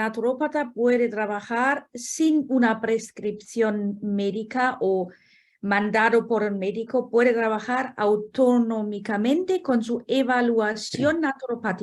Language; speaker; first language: Spanish; non-native, fluent; German